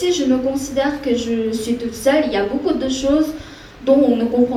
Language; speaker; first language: French; non-native, fluent; Korean